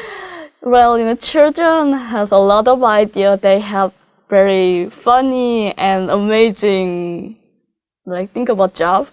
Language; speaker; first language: English; non-native, learner; Korean